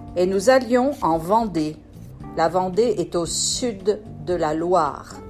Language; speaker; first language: French; native; French